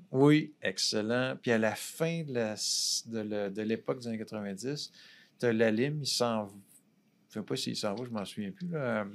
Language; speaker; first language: French; native; French